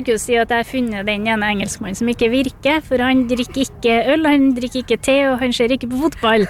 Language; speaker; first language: Norwegian; native; Norwegian